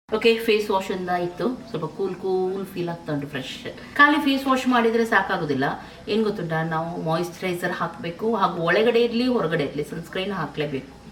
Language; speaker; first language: Kannada; native; Kannada